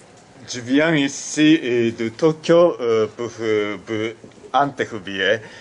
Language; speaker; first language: French; non-native, learner; Japanese